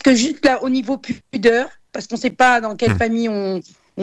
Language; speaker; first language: French; non-native, local second language; Arabic